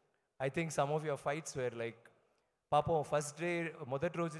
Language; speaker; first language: Telugu; non-native, learner; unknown